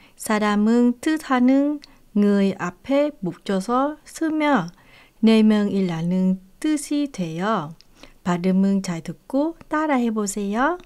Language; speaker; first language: Korean; non-native, fluent; Vietnamese